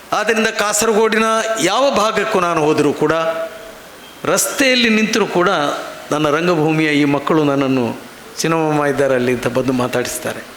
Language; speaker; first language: Kannada; non-native, local second language; Konkani